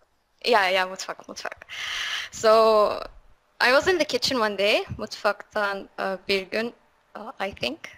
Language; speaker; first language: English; non-native, fluent; Arabic